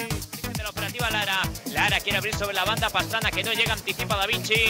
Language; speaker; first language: Spanish; native; Spanish